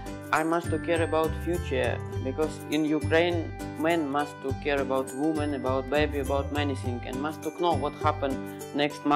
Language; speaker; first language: English; non-native, learner; Ukrainian